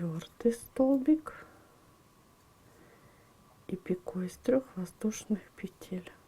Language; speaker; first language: Russian; native; Russian